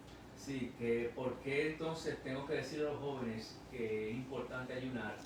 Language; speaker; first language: Spanish; native; Spanish